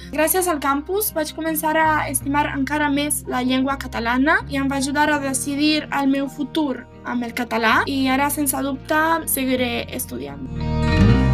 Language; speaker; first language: Catalan; non-native, fluent; Serbian